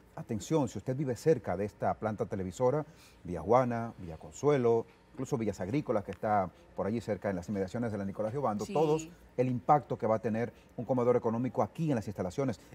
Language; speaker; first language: Spanish; native; Spanish